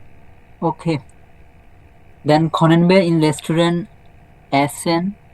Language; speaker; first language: German; non-native, learner; Bangla